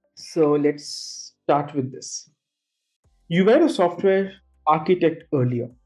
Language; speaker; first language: English; non-native, local second language; Bangla